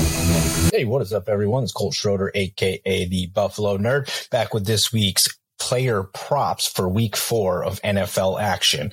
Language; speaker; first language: English; native; English